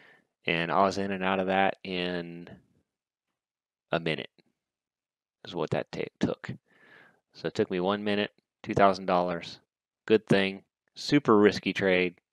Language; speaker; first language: English; native; English